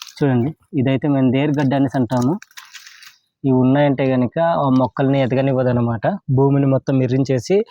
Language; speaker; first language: Telugu; native; Telugu